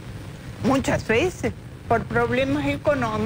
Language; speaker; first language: Portuguese; non-native, learner; Spanish